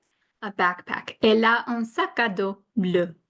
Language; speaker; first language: French; non-native, fluent; English